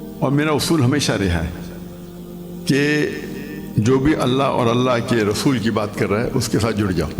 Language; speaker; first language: Urdu; non-native, local second language; Konkani